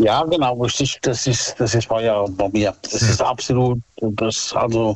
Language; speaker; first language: German; native; German